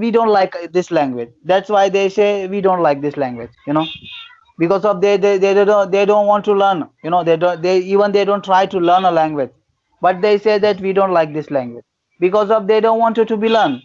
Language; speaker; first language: English; non-native, fluent; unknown